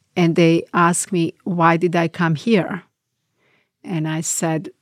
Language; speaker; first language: English; non-native, fluent; Bosnian